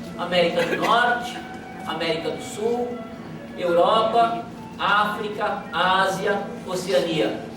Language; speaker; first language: Portuguese; native; Portuguese